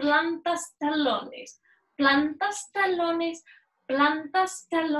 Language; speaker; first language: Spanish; non-native, learner; English